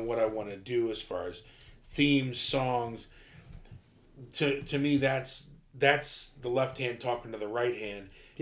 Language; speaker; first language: English; native; English